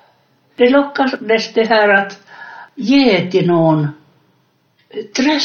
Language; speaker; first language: Swedish; non-native, fluent; Finnish